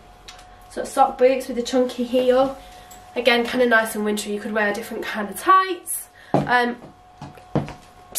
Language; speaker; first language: English; native; English